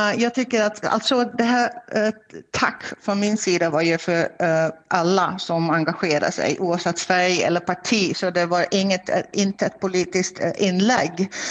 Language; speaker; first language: Swedish; non-native, fluent; Dutch